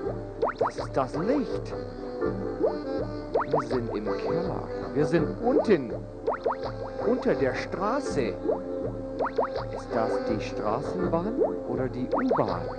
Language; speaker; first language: German; non-native, fluent; English